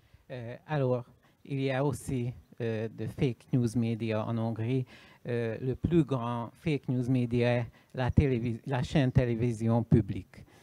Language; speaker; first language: French; non-native, learner; Hungarian